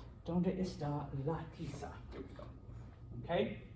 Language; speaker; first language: Spanish; non-native, fluent; English